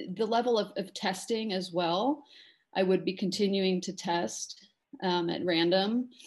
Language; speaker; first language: English; native; English